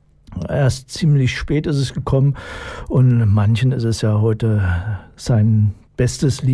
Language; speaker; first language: German; native; German